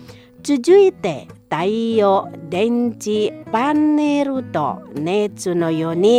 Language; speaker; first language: Japanese; non-native, fluent; Indonesian